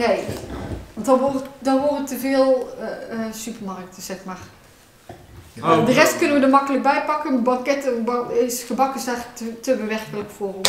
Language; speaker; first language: Dutch; native; Dutch